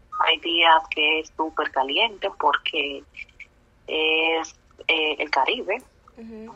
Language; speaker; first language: Spanish; native; Spanish